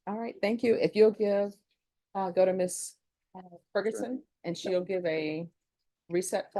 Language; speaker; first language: English; native; English